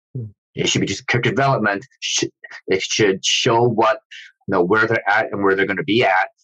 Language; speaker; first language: English; native; English